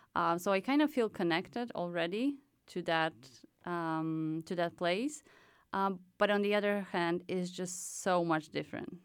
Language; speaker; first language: English; non-native, fluent; Polish